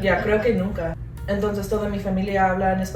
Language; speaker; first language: Spanish; early bilingual, heritage; English